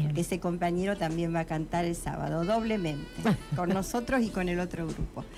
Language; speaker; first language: Spanish; native; Spanish